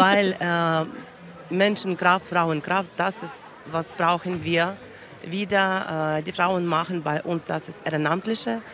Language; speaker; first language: German; non-native, learner; Russian